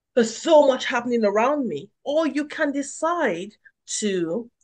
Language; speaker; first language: English; non-native, local second language; Yoruba